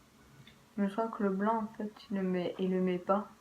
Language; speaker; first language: French; native; French